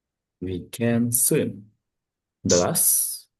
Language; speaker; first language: English; non-native, fluent; Indonesian